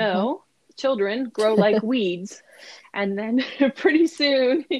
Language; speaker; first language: English; native; English